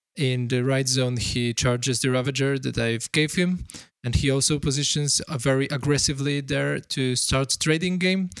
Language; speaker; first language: English; non-native, fluent; Polish